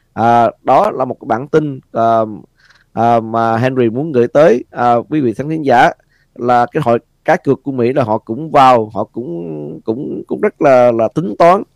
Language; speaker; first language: Vietnamese; early bilingual, heritage; Vietnamese